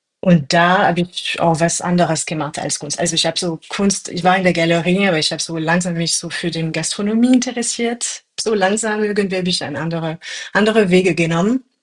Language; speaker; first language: German; non-native, fluent; French